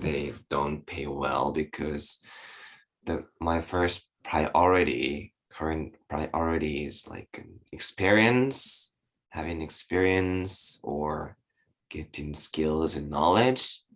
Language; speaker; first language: English; non-native, learner; Japanese